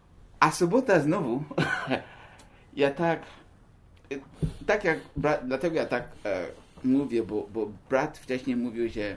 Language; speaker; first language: Polish; non-native, learner; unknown